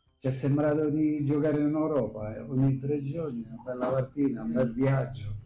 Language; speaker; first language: Italian; native; Italian